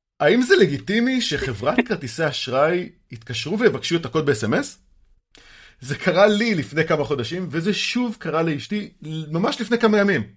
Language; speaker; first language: Hebrew; native; Hebrew